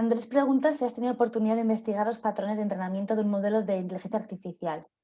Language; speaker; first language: Spanish; native; Spanish